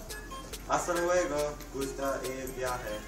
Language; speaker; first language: Spanish; non-native, learner; English